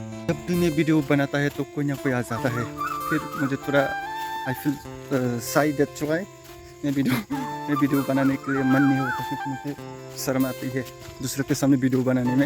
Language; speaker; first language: Hindi; non-native, local second language; Kok Borok